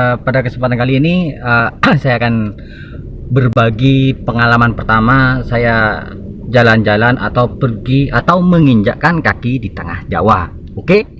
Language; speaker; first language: Indonesian; non-native, local second language; Madurese